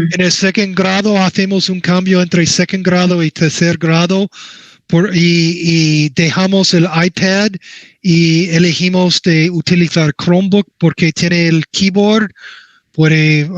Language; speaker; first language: Spanish; non-native, learner; English